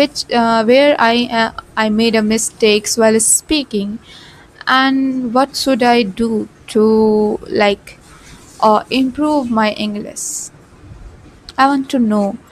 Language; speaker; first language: English; non-native, learner; Bhojpuri